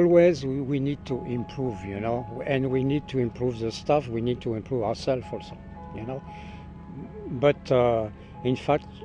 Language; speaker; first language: English; non-native, learner; French